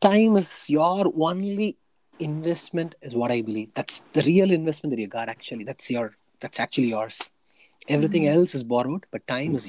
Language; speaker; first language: English; non-native, local second language; Tamil